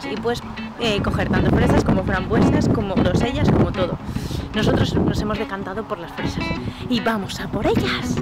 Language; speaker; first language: Spanish; native; Spanish